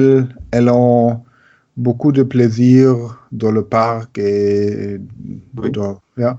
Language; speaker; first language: French; non-native, learner; German